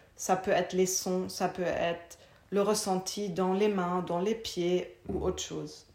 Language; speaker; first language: French; non-native, fluent; German